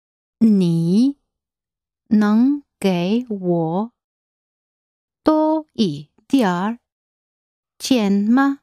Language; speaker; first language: Chinese; non-native, learner; English